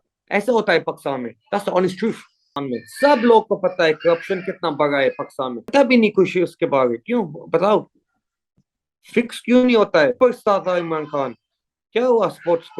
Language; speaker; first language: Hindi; early bilingual, heritage; English